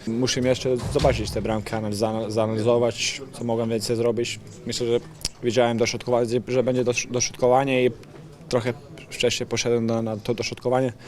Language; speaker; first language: Polish; non-native, fluent; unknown